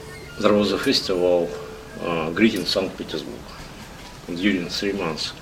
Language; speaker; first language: English; non-native, learner; Russian